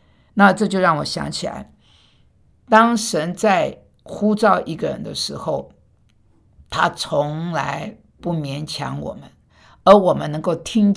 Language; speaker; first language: Chinese; non-native, fluent; Korean